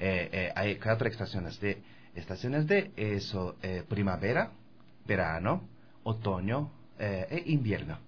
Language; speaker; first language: Spanish; non-native, learner; Japanese